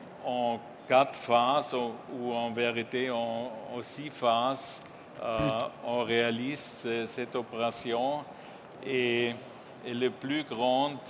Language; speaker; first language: French; non-native, learner; German